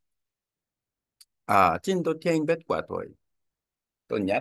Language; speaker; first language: Vietnamese; non-native, learner; Korean